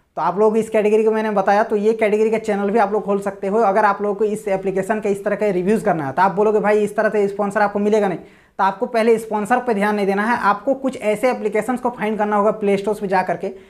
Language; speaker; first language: Hindi; native; Hindi